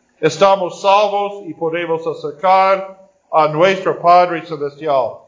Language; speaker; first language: Spanish; non-native, fluent; Portuguese